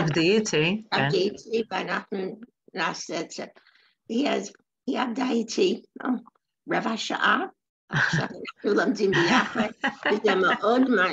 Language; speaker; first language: Hebrew; non-native, learner; English